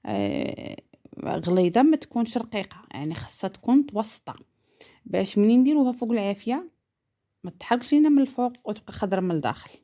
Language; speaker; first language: Arabic; native; Arabic